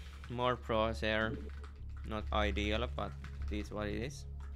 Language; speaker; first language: English; non-native, fluent; Finnish